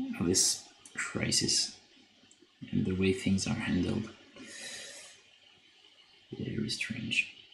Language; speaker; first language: English; non-native, fluent; French